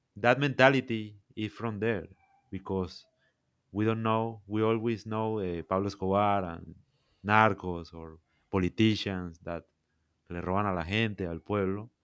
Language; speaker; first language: English; non-native, learner; Spanish